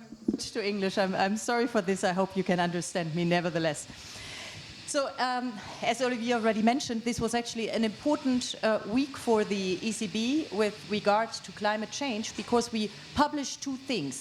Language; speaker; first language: English; non-native, fluent; German